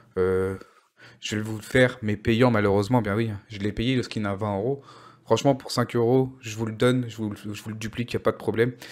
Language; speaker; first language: French; native; French